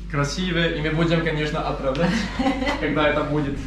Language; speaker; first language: Russian; non-native, learner; French